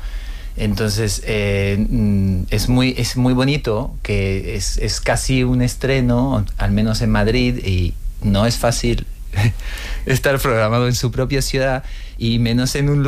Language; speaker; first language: Spanish; non-native, fluent; Portuguese